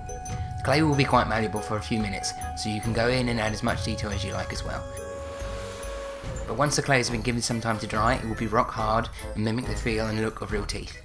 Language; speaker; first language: English; native; English